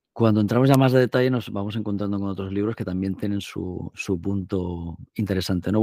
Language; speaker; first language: Spanish; native; Spanish